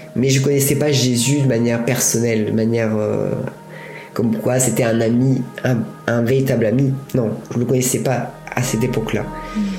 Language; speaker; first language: French; native; French